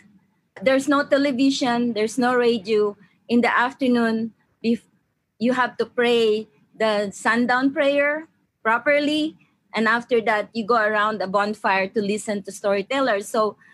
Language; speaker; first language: English; non-native, local second language; Maranao